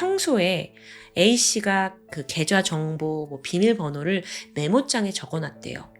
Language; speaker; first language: Korean; native; Korean